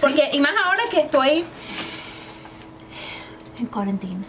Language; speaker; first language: Spanish; early bilingual, heritage; Spanish